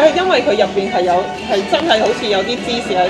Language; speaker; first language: Cantonese; native; Cantonese